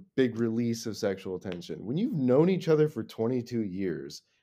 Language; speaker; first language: English; native; English